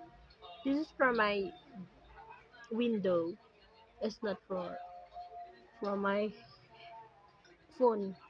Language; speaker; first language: English; non-native, learner; Indonesian